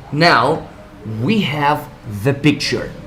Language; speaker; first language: English; non-native, fluent; Spanish